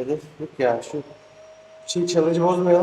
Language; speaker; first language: Turkish; native; Turkish